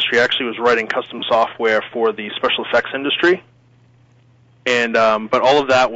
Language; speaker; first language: English; native; English